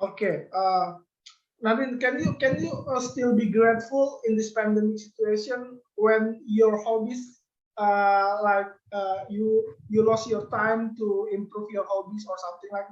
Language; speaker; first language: English; non-native, learner; Indonesian